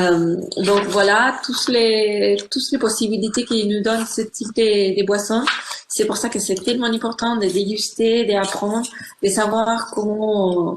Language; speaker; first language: French; non-native, fluent; Spanish